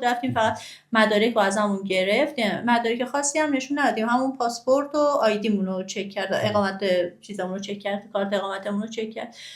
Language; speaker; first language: Persian; native; Persian